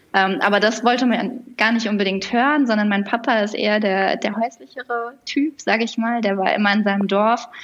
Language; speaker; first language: German; native; German